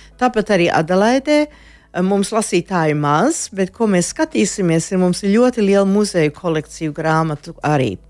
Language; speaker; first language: Latvian; early bilingual, heritage; Latvian